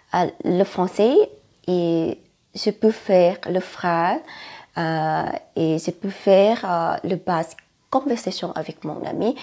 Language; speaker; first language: French; non-native, learner; Thai